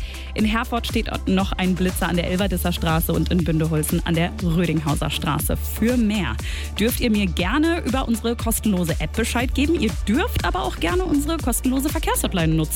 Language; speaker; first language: German; native; German